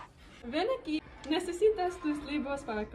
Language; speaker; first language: Spanish; non-native, learner; English